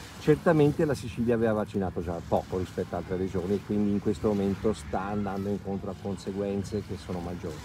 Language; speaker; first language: Italian; native; Italian